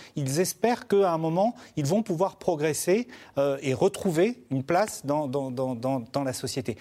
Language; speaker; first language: French; native; French